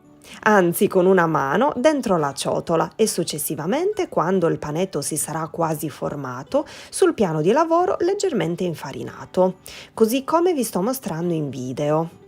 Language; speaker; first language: Italian; native; Italian